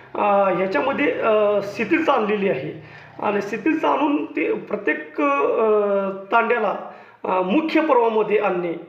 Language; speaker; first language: Marathi; non-native, local second language; Lambadi